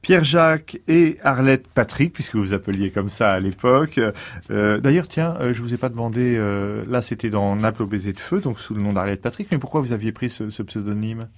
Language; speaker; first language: French; native; French